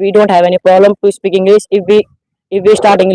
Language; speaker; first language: English; non-native, learner; Hindi